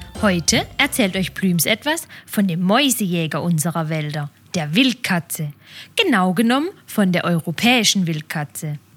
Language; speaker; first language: German; native; German